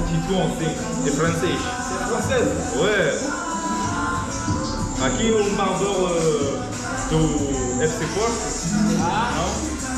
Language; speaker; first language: Portuguese; non-native, learner; French